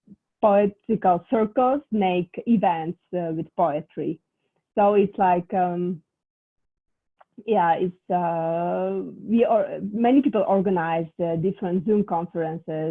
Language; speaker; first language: English; non-native, fluent; Russian